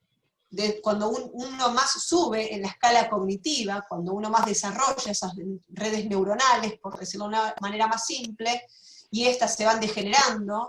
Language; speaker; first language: Spanish; native; Spanish